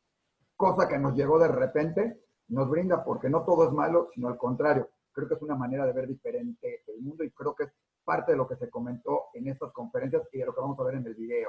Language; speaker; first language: Spanish; native; Spanish